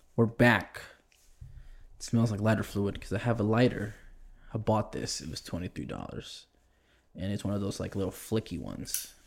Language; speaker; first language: English; native; English